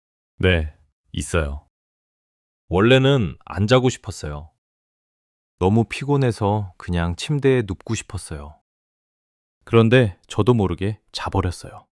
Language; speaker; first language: Korean; non-native, fluent; English